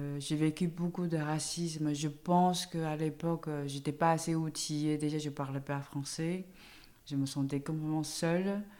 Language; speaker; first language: French; non-native, fluent; Chinese